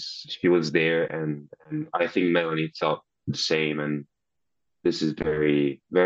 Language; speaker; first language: English; non-native, fluent; Italian